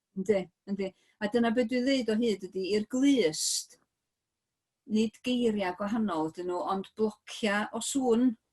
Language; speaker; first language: Welsh; native; Welsh